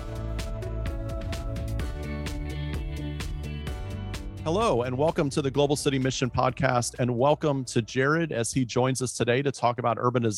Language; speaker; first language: English; native; English